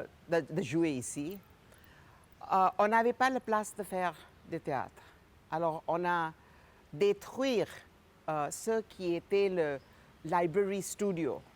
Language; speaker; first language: French; non-native, fluent; Gujarati